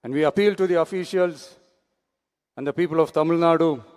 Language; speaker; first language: English; non-native, local second language; Tamil